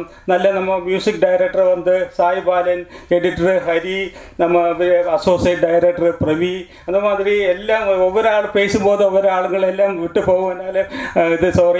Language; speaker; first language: Tamil; non-native, local second language; Malayalam